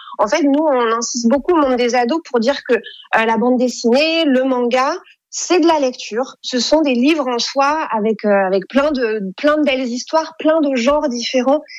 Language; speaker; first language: French; native; French